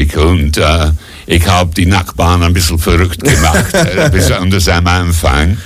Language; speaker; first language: German; non-native, fluent; English